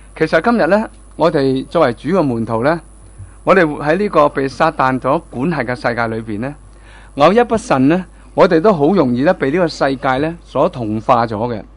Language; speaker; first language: Chinese; non-native, local second language; Cantonese